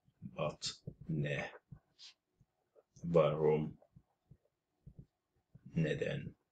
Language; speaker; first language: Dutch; non-native, fluent; Turkish